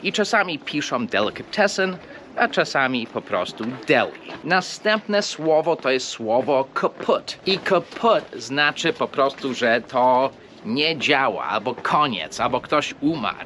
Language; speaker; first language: Polish; early bilingual, heritage; English